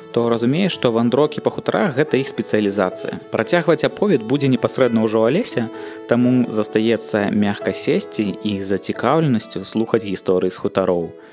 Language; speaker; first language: Belarusian; non-native, local second language; Russian